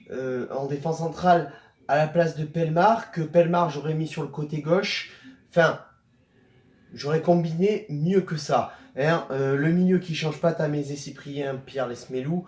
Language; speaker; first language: French; native; French